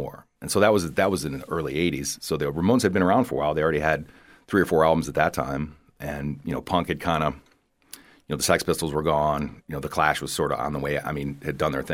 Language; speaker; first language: English; native; English